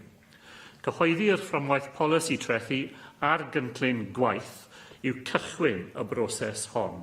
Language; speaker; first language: Welsh; non-native, local second language; English